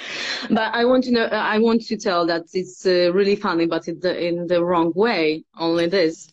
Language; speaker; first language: English; non-native, fluent; Polish